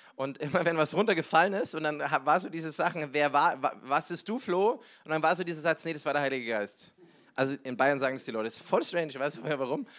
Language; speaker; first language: German; native; German